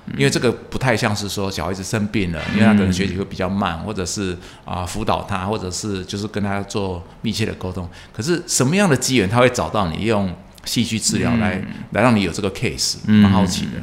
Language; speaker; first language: Chinese; non-native, local second language; Min Nan Chinese